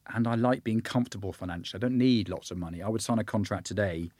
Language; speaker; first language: English; native; English